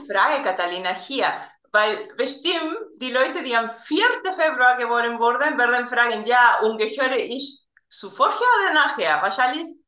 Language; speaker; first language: German; non-native, fluent; Spanish